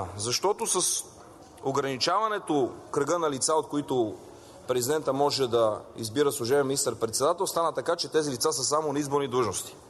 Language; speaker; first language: Bulgarian; native; Bulgarian